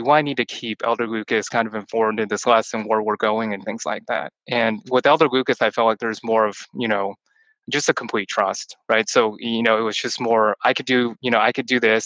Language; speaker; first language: English; early bilingual, other home language; Chinese